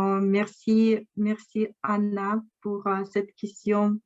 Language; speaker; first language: French; non-native, fluent; Russian